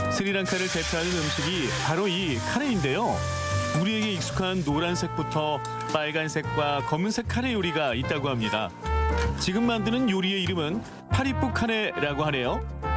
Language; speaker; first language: Korean; native; Korean